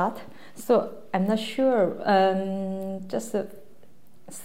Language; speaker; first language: English; non-native, learner; Korean